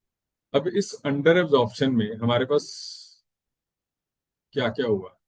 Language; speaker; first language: Hindi; native; Hindi